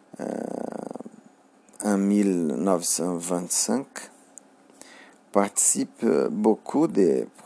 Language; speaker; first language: French; non-native, learner; Portuguese